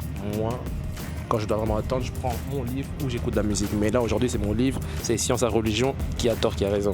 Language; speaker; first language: French; native; French